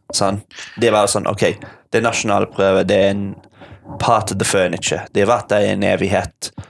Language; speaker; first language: Norwegian; non-native, fluent; English